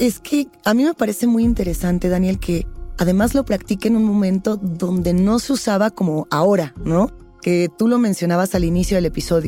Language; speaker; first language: Spanish; native; Spanish